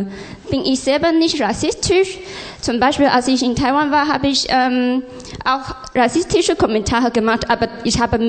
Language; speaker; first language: German; non-native, learner; Chinese